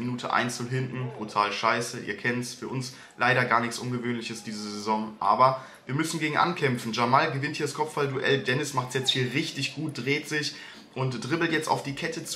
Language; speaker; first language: German; native; German